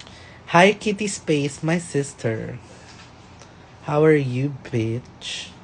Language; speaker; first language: English; non-native, local second language; Filipino